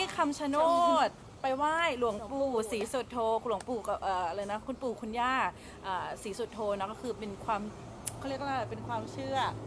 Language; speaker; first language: Thai; native; Thai